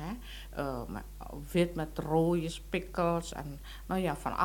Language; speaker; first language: Dutch; non-native, local second language; Indonesian